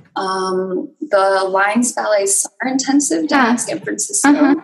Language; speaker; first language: English; native; English